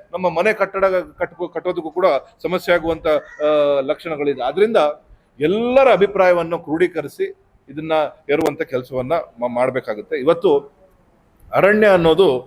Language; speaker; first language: Kannada; native; Kannada